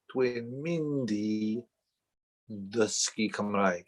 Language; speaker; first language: Welsh; non-native, learner; English